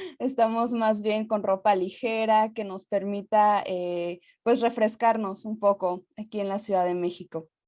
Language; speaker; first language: Spanish; native; Spanish